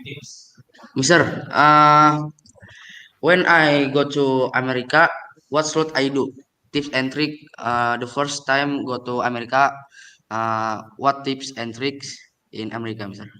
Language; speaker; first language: English; non-native, learner; Indonesian